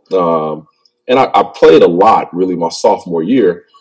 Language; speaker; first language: English; native; English